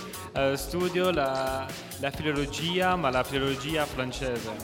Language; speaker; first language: Italian; non-native, learner; French